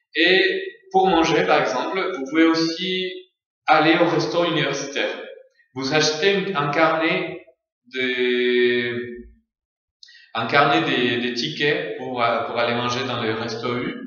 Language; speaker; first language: French; non-native, fluent; Spanish